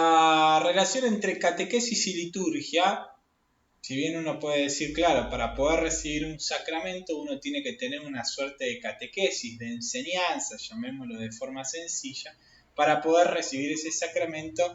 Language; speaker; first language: Spanish; native; Spanish